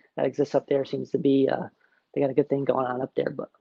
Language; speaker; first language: English; native; English